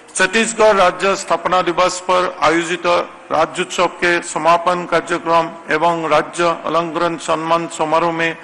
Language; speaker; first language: Hindi; non-native, local second language; Assamese